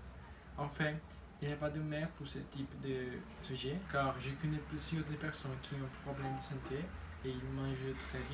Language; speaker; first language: French; non-native, learner; Spanish